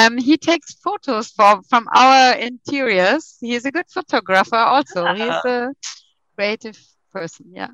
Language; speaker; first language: English; non-native, fluent; German